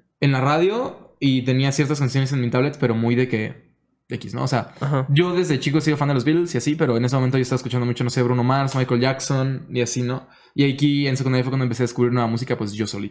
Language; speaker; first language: Spanish; native; Spanish